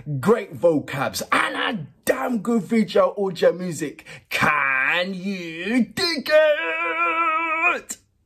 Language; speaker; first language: English; native; English